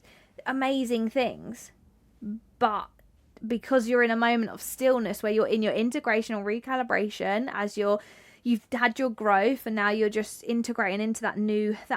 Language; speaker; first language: English; native; English